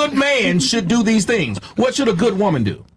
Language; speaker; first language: English; native; English